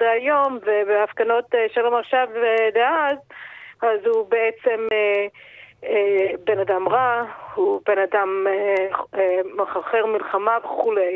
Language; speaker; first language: Hebrew; non-native, fluent; English